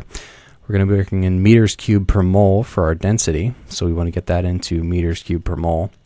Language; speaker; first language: English; native; English